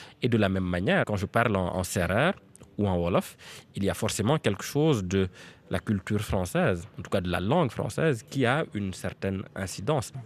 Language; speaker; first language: French; non-native, local second language; Serer